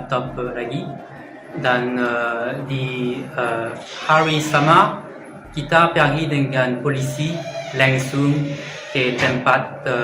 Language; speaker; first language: Indonesian; non-native, learner; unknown